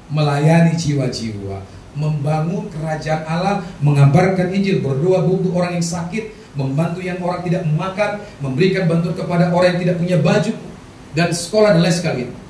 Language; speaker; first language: Indonesian; non-native, local second language; Batak Toba